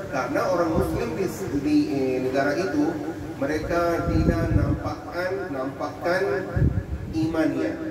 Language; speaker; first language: Indonesian; non-native, fluent; Urdu